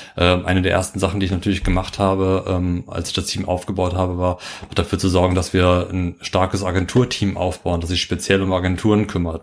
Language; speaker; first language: German; native; German